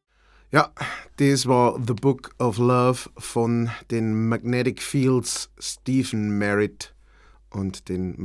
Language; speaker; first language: German; native; German